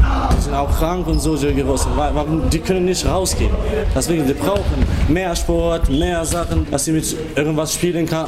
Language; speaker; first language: German; non-native, learner; Albanian